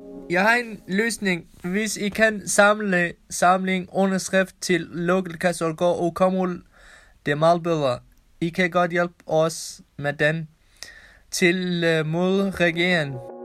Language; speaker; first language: Danish; non-native, learner; Kurdish